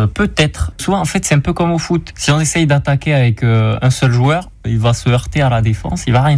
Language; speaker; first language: French; native; French